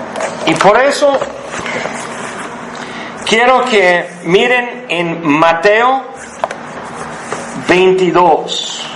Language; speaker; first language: Spanish; non-native, fluent; English